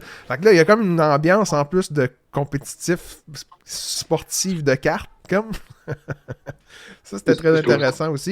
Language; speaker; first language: French; native; French